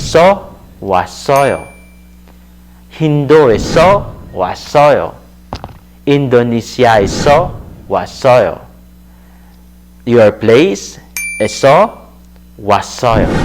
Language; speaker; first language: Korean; non-native, learner; Filipino